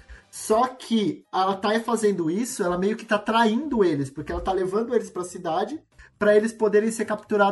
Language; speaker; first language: Portuguese; native; Portuguese